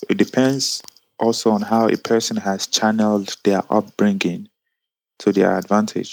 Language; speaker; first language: English; non-native, local second language; Yoruba